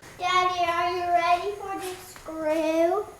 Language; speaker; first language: English; native; English